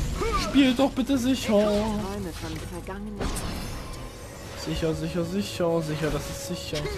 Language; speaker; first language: German; native; German